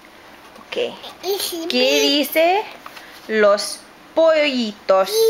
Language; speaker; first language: Spanish; non-native, fluent; English